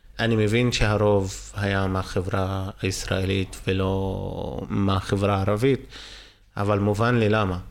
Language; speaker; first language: Hebrew; non-native, local second language; Arabic